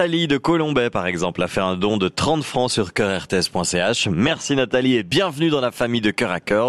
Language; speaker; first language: French; native; French